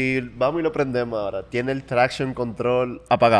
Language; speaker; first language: Spanish; native; Spanish